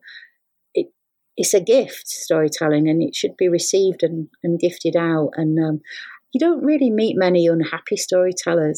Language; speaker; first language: English; native; English